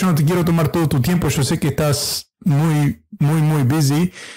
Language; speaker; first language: Spanish; early bilingual, heritage; Spanish